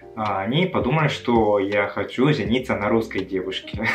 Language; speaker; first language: Russian; non-native, fluent; Japanese